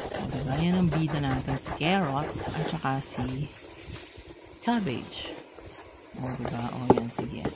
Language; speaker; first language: Filipino; non-native, local second language; Pampanga